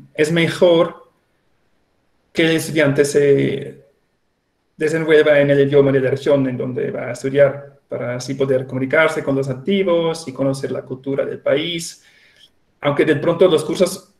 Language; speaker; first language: Spanish; non-native, fluent; Swiss German